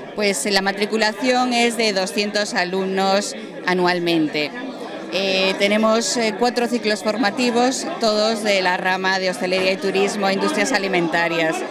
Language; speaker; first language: Spanish; native; Spanish